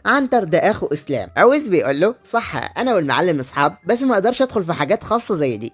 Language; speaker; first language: Arabic; native; Arabic